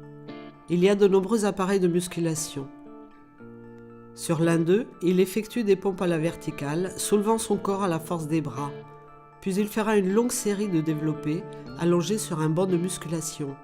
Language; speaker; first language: French; native; French